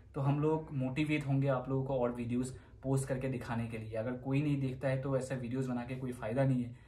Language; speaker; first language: Hindi; non-native, local second language; Assamese